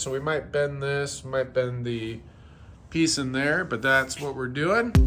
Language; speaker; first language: English; native; English